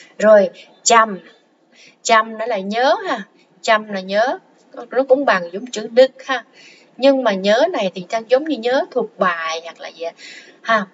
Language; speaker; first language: Vietnamese; non-native, local second language; Khmer